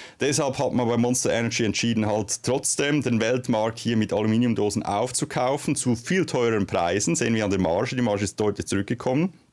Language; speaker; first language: German; native; German